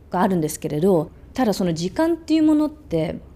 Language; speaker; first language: Japanese; early bilingual, other home language; English